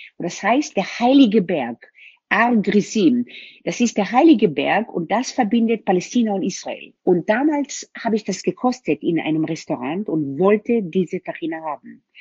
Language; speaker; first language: German; non-native, fluent; Hebrew